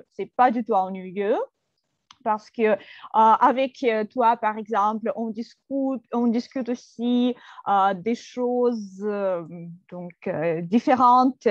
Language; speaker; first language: French; non-native, fluent; Russian